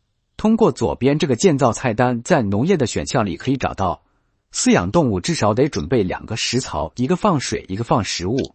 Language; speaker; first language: Chinese; native; Chinese